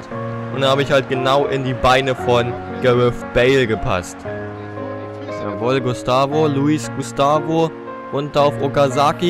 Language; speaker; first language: German; native; German